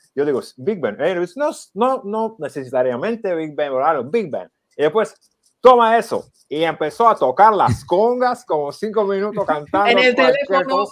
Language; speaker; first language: Spanish; non-native, learner; Ukrainian